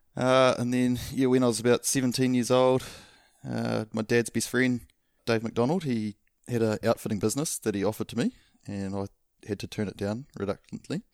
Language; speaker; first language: English; native; English